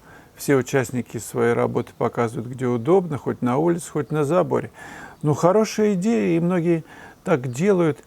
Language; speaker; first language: Russian; native; Russian